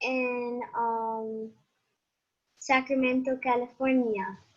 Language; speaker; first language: Spanish; non-native, learner; English